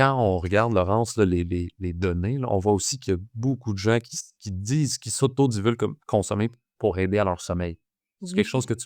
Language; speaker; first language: French; native; French